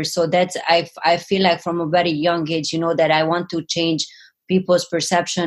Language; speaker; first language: English; non-native, fluent; Hungarian